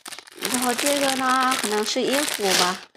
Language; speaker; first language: Chinese; non-native, fluent; Lao